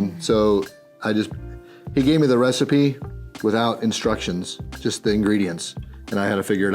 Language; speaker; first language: English; native; English